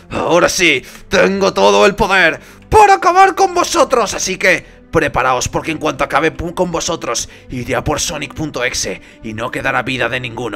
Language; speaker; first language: Spanish; native; Spanish